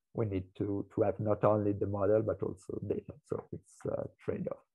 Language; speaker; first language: English; non-native, fluent; Italian